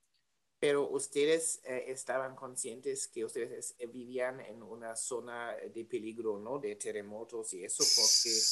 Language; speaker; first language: Spanish; non-native, learner; German